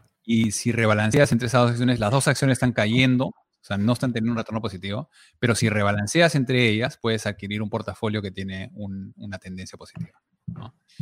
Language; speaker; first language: Spanish; early bilingual, heritage; Spanish